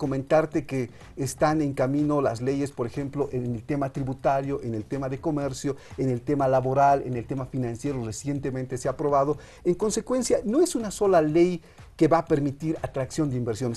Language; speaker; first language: Spanish; native; Spanish